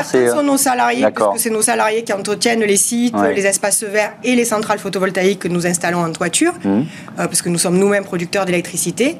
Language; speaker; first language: French; native; French